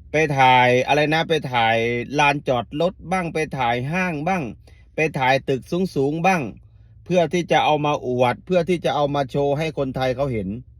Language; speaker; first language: Thai; native; Thai